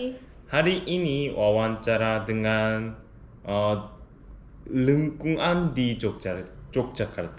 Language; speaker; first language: Indonesian; non-native, learner; Korean